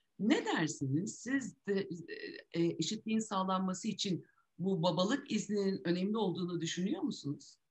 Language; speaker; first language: Turkish; native; Turkish